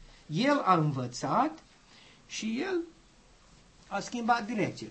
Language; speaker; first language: Romanian; non-native, learner; English